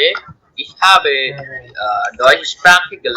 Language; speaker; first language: German; non-native, learner; Bangla